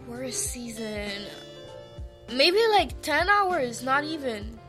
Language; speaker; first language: English; non-native, local second language; French